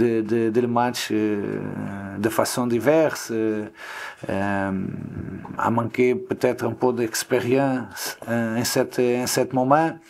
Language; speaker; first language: French; non-native, learner; Portuguese